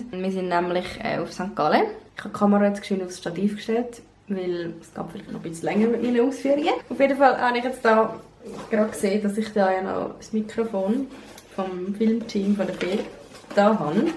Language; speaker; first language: German; native; German